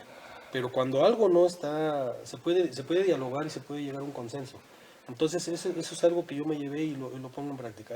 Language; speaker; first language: Spanish; native; Spanish